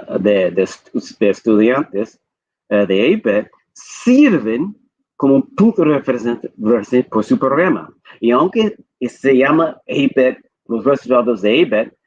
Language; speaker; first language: Spanish; non-native, fluent; English